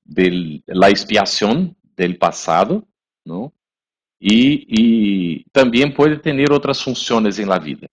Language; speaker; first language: Spanish; non-native, fluent; Portuguese